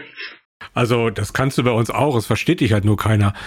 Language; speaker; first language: German; native; German